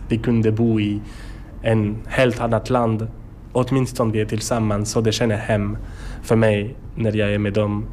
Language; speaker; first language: Swedish; non-native, learner; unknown